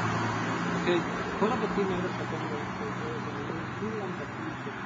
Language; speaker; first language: Hebrew; non-native, fluent; Ladino